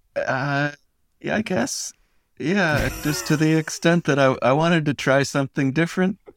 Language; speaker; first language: English; native; English